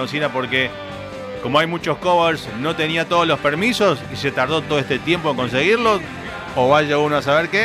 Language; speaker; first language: Spanish; native; Spanish